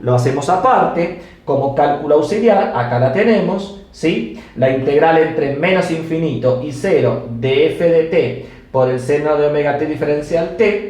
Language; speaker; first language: Spanish; native; Spanish